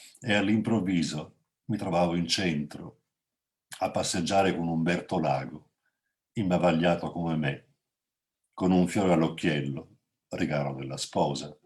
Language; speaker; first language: Italian; native; Italian